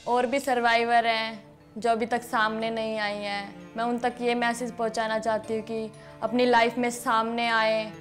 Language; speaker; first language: Hindi; native; Hindi